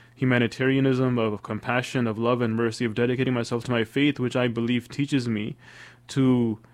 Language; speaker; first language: English; native; English